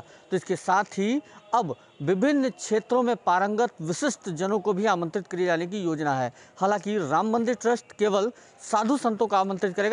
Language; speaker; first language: Hindi; native; Hindi